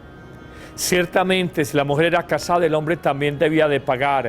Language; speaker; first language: Spanish; native; Spanish